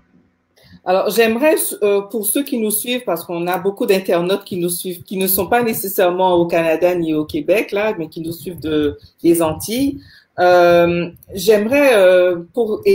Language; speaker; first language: French; native; French